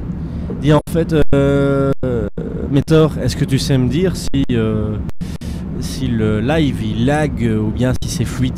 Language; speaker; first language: French; native; French